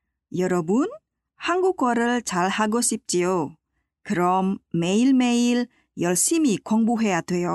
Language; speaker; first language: Korean; non-native, learner; Indonesian